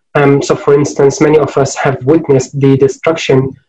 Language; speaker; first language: English; non-native, fluent; Arabic